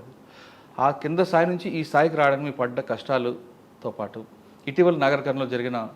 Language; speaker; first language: Telugu; native; Telugu